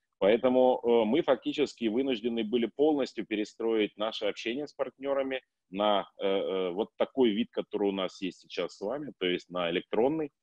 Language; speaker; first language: Russian; native; Russian